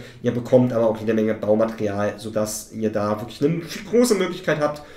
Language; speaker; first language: German; native; German